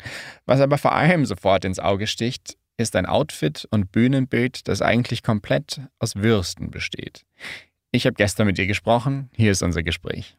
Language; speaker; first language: German; native; German